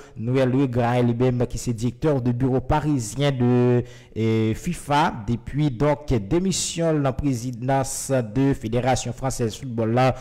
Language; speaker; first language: French; non-native, local second language; Haitian Creole